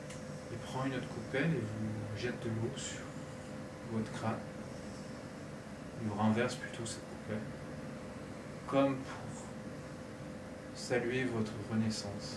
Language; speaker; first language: French; native; French